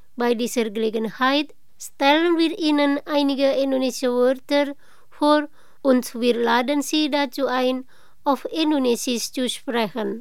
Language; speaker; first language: German; non-native, learner; Indonesian